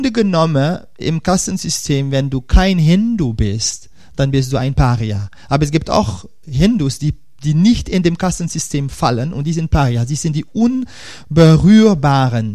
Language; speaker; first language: German; non-native, fluent; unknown